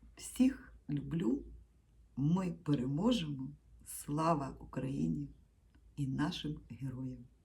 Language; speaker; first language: Ukrainian; non-native, local second language; Russian